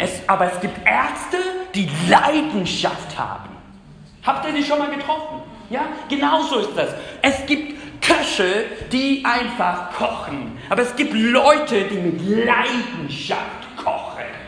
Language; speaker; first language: German; non-native, fluent; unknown